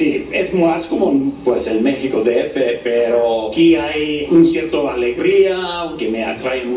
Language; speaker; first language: Spanish; early bilingual, heritage; Spanish